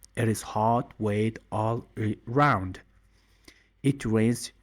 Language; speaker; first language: English; non-native, learner; Mongolian